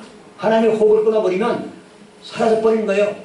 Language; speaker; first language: Korean; native; Korean